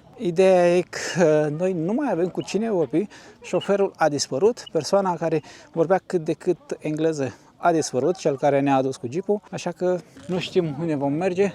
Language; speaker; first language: Romanian; native; Romanian